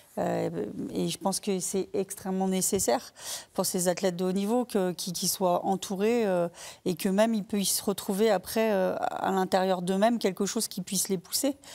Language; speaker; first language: French; native; French